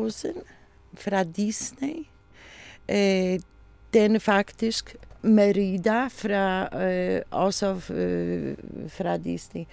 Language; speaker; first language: Danish; non-native, learner; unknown